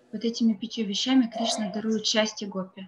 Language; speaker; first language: Russian; native; Russian